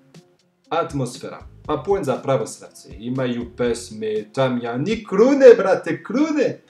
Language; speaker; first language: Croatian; non-native, fluent; French